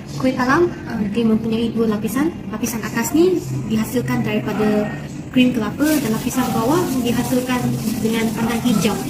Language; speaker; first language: Malay; non-native, local second language; Min Nan Chinese